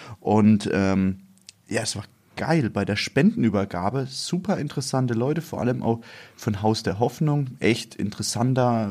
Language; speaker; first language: German; native; German